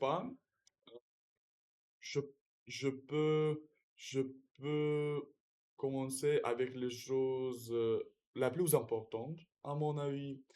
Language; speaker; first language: French; non-native, learner; Russian